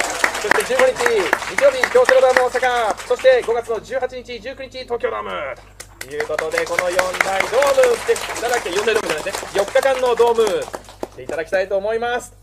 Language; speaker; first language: Japanese; native; Japanese